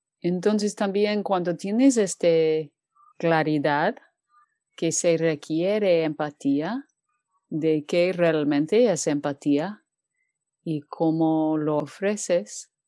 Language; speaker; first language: Spanish; non-native, fluent; English